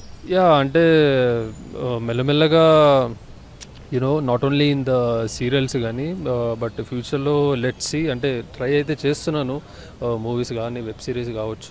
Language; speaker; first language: Telugu; native; Telugu